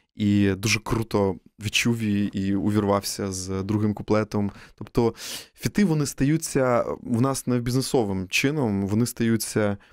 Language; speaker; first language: Ukrainian; native; Ukrainian